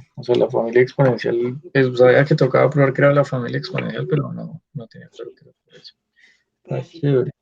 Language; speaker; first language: Spanish; native; Spanish